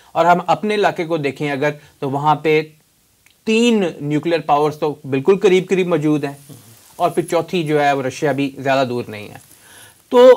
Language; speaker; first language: Hindi; native; Hindi